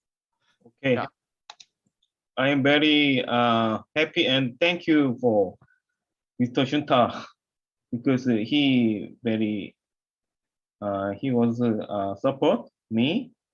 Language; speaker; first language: English; non-native, learner; Korean